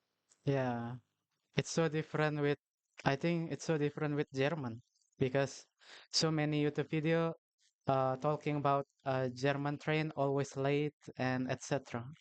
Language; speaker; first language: English; non-native, learner; Indonesian